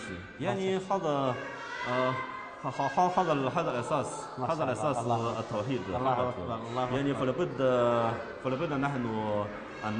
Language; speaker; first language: Arabic; non-native, learner; Chinese